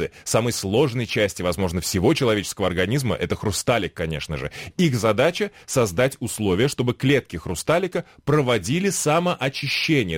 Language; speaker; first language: Russian; native; Russian